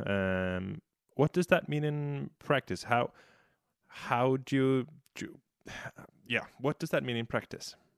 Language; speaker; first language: English; non-native, fluent; Norwegian